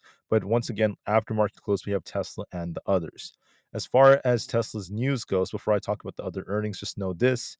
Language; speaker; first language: English; native; English